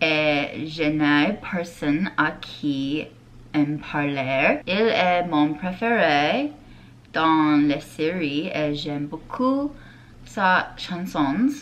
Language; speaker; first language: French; non-native, learner; English